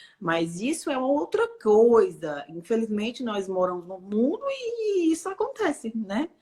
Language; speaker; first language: Portuguese; native; Portuguese